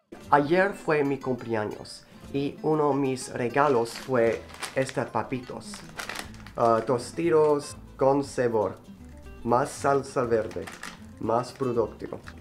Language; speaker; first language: Spanish; non-native, learner; English